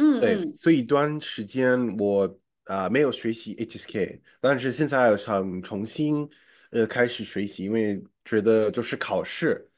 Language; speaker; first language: Chinese; non-native, fluent; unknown